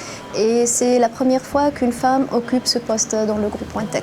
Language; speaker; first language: French; non-native, local second language; Arabic